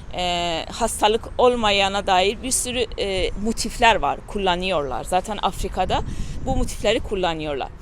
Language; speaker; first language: Turkish; non-native, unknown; Persian